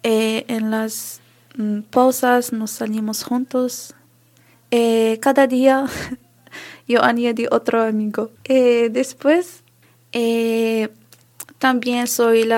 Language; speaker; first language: Spanish; non-native, learner; Arabic